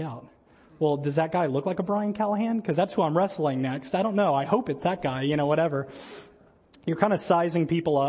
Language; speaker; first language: English; native; English